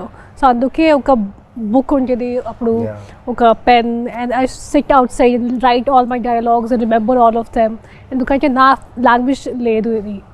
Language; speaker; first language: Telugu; non-native, local second language; Hindi